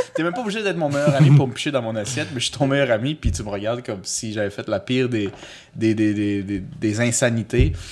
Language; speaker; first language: French; early bilingual, other home language; Spanish